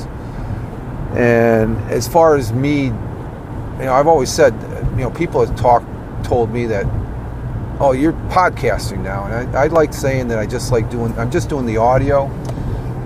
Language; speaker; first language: English; native; English